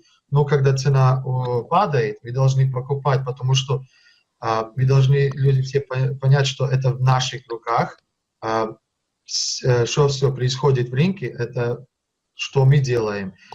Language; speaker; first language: Russian; early bilingual, heritage; Russian